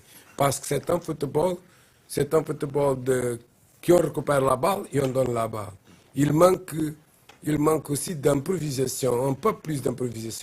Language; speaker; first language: French; non-native, learner; Portuguese